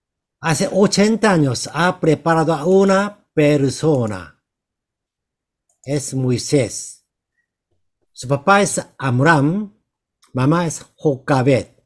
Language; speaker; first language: Spanish; non-native, learner; Korean